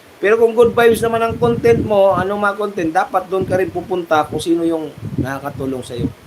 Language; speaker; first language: Filipino; native; Filipino